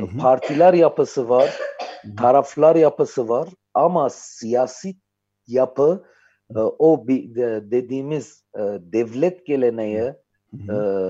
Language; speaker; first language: Turkish; non-native, fluent; Armenian